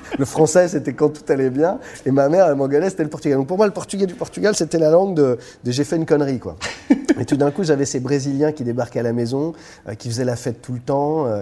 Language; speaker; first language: French; native; French